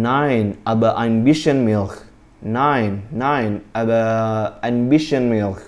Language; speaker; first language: German; non-native, learner; Indonesian